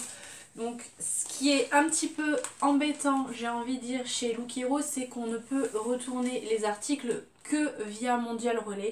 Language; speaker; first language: French; native; French